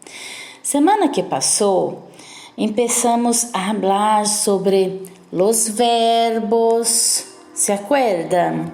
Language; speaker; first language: Spanish; non-native, learner; Portuguese